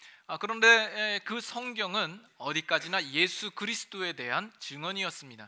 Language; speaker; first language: Korean; native; Korean